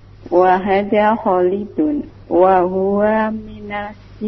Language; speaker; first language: Arabic; non-native, learner; Indonesian